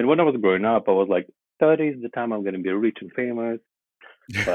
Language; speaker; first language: English; non-native, fluent; Russian